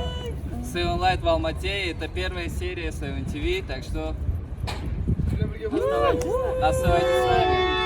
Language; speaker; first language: Russian; non-native, local second language; Kazakh